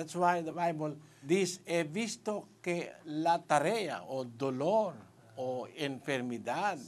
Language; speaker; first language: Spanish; non-native, learner; Filipino